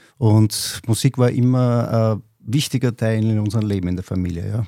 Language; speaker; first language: German; native; German